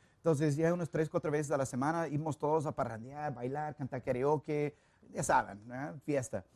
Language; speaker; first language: Spanish; non-native, fluent; English